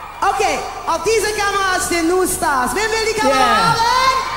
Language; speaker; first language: German; non-native, learner; English